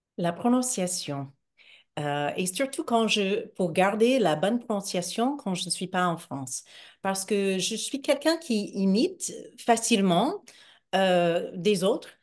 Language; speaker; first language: French; non-native, fluent; English